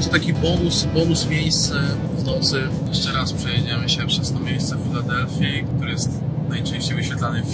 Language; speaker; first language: Polish; native; Polish